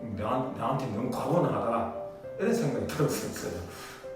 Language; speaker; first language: Korean; non-native, fluent; Japanese